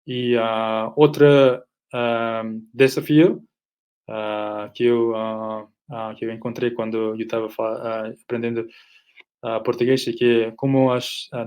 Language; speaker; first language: Portuguese; non-native, fluent; Nepali